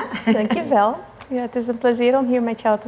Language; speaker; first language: Dutch; non-native, fluent; Portuguese